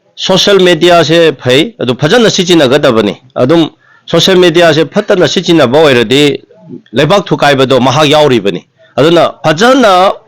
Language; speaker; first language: Manipuri; non-native, local second language; Tangkhul Naga (India)